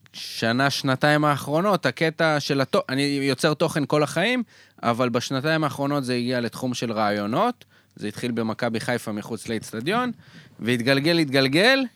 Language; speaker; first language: Hebrew; early bilingual, other home language; Russian